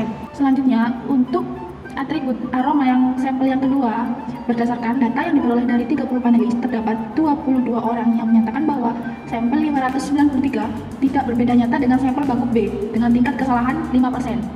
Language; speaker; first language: Indonesian; native; Indonesian